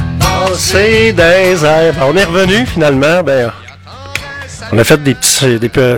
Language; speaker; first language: French; native; French